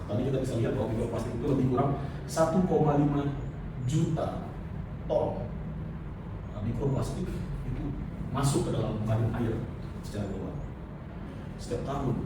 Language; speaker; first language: Indonesian; native; Indonesian